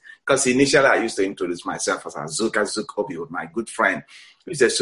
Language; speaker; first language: English; non-native, local second language; Igbo